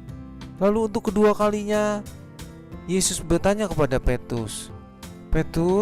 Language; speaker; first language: Indonesian; native; Indonesian